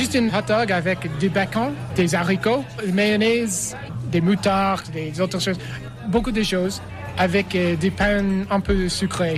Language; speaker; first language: French; non-native, learner; English